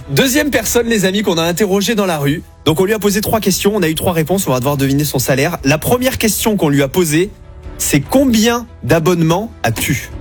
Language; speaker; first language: French; native; French